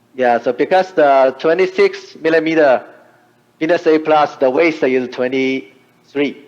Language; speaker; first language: English; non-native, fluent; Chinese